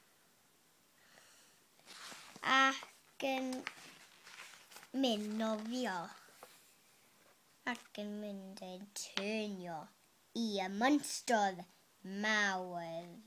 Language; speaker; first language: Welsh; non-native, local second language; English